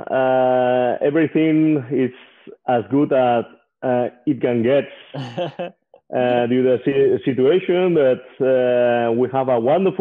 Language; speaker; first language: English; non-native, fluent; Spanish